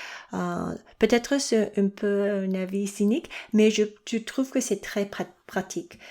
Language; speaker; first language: French; non-native, local second language; English